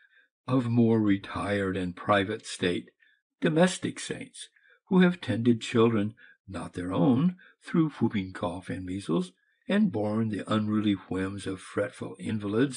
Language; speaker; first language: English; native; English